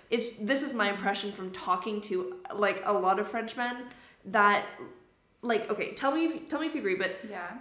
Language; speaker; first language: English; native; English